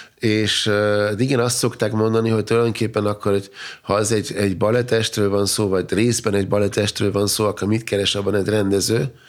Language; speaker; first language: Hungarian; non-native, fluent; German